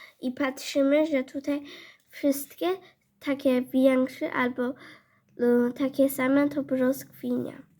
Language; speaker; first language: Polish; non-native, learner; Chinese